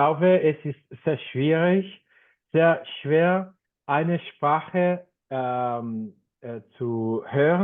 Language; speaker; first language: German; non-native, fluent; Spanish